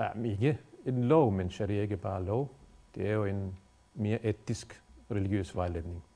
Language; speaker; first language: Danish; non-native, fluent; Bosnian